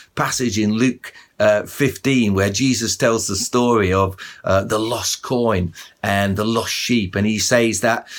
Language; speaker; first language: English; native; English